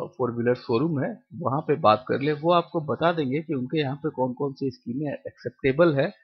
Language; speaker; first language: Hindi; non-native, local second language; Bangla